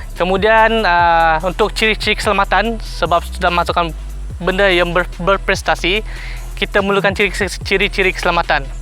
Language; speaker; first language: Malay; non-native, local second language; Iban